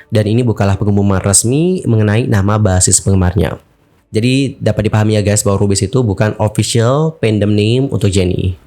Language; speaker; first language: Indonesian; native; Indonesian